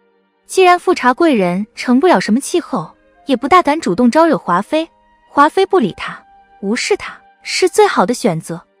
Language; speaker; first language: Chinese; native; Chinese